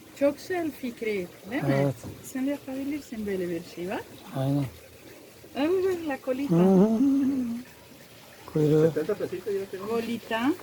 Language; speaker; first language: Turkish; non-native, learner; Spanish